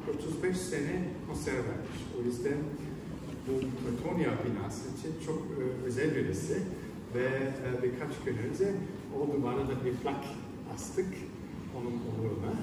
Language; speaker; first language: Turkish; non-native, learner; Hungarian